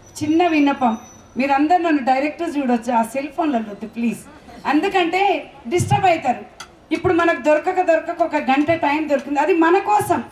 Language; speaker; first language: Telugu; native; Telugu